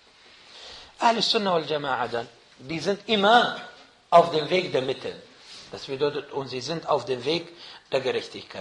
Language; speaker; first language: German; non-native, fluent; Arabic